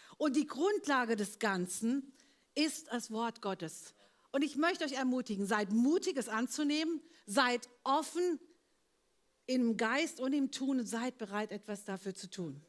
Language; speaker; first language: German; early bilingual, other home language; Italian